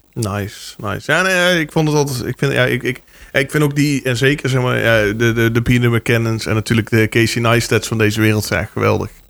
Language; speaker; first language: Dutch; native; Dutch